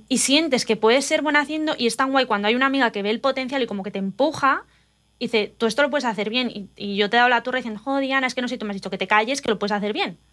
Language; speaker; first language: Spanish; native; Spanish